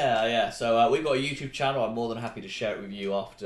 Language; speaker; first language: English; native; English